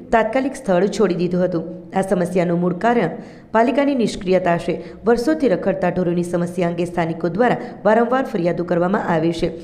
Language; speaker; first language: Gujarati; native; Gujarati